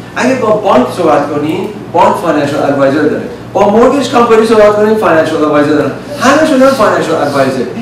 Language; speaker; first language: Persian; early bilingual, other home language; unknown